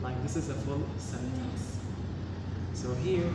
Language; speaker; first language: English; non-native, learner; Arabic